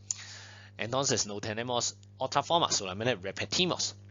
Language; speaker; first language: Spanish; non-native, fluent; Chinese